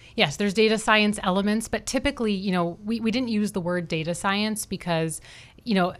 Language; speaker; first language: English; native; English